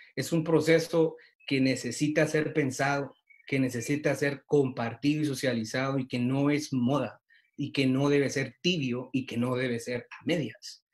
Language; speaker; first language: Spanish; native; Spanish